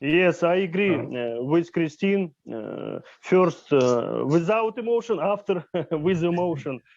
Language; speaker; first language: English; non-native, learner; Russian